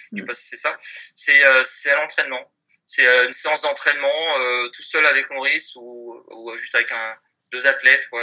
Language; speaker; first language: French; native; French